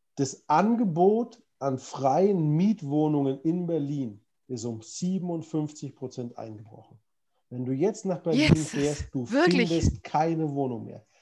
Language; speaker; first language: German; native; German